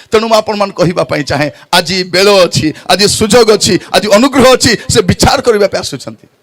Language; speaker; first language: Odia; native; Odia